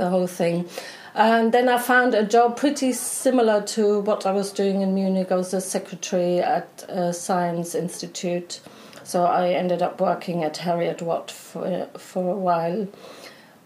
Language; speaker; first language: English; non-native, fluent; German